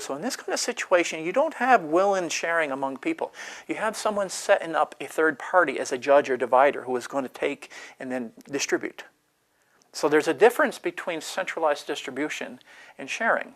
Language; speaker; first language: English; native; English